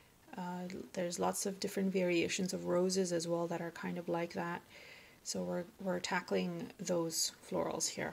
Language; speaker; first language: English; native; English